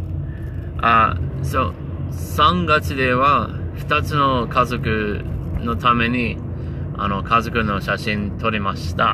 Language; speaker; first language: Japanese; non-native, learner; English